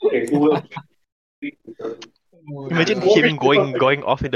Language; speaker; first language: English; non-native, local second language; Malay